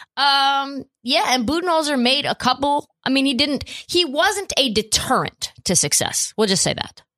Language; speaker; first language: English; native; English